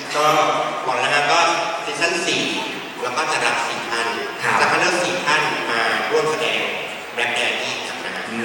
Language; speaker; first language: Thai; native; Thai